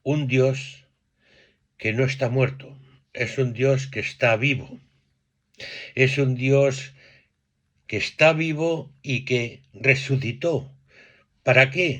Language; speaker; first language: Spanish; native; Spanish